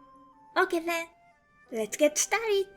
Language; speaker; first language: English; non-native, fluent; Japanese